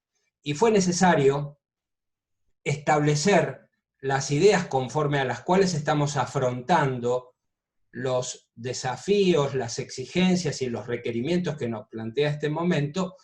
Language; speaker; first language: Spanish; native; Spanish